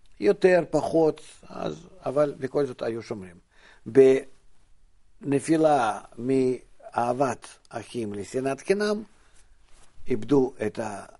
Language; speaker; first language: Hebrew; non-native, fluent; Russian